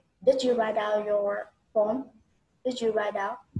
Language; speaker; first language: English; non-native, fluent; Vietnamese